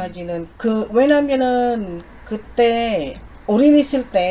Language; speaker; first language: Korean; non-native, learner; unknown